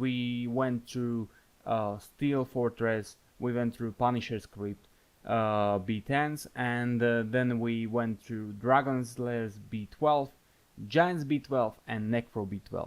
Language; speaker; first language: English; non-native, fluent; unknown